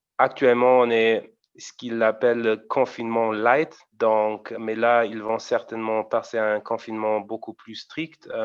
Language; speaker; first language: French; non-native, fluent; German